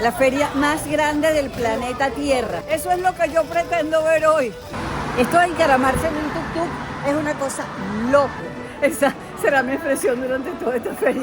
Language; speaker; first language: Spanish; native; Spanish